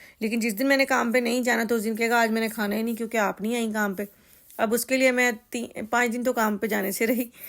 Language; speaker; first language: Urdu; native; Urdu